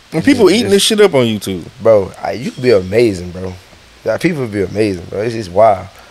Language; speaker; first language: English; native; English